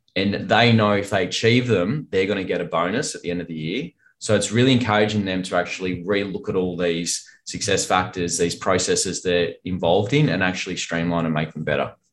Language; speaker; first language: English; native; English